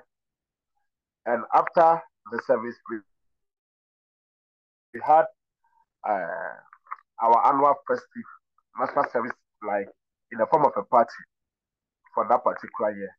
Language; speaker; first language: English; non-native, local second language; Akan